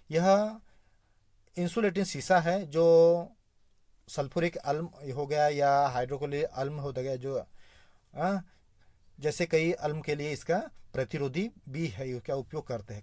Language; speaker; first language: Hindi; non-native, local second language; Marathi